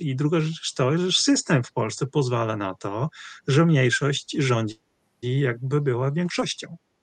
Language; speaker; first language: Polish; non-native, fluent; Dutch